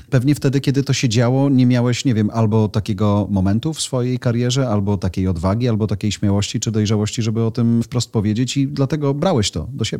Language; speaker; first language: Polish; native; Polish